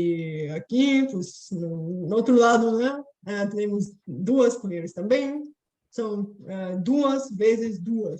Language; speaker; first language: Portuguese; non-native, fluent; Bulgarian